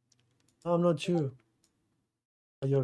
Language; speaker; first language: English; non-native, learner; Portuguese